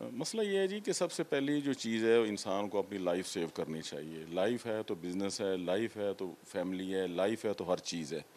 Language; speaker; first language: Urdu; non-native, local second language; Punjabi